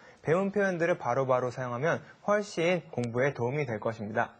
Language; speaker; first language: Korean; native; Korean